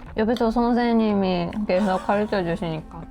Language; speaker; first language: Korean; non-native, learner; Japanese